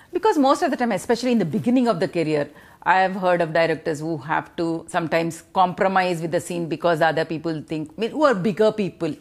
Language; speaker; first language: English; non-native, local second language; Telugu